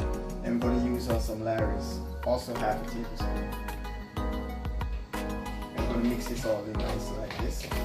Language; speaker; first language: English; native; English